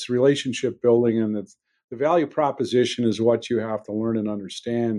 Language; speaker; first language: English; native; English